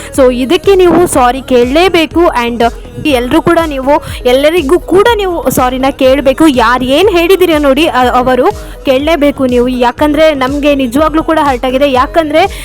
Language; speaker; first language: Kannada; non-native, local second language; Tulu